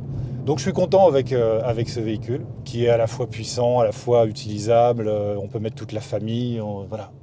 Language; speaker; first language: French; native; French